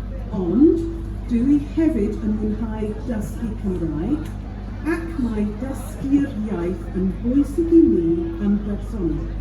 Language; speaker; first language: Welsh; non-native, learner; English